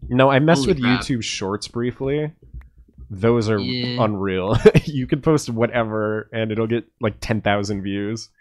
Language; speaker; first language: English; native; English